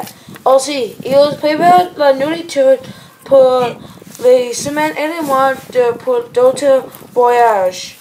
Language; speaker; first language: French; non-native, learner; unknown